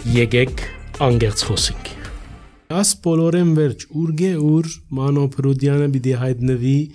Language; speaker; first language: Armenian; early bilingual, heritage; Armenian